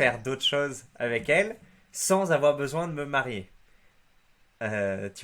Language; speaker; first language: French; native; French